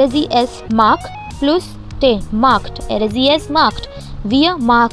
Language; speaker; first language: German; non-native, fluent; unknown